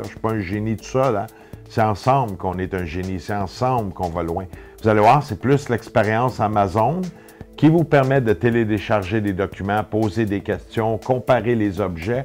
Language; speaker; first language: French; native; French